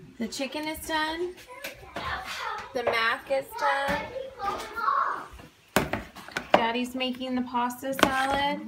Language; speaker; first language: English; native; English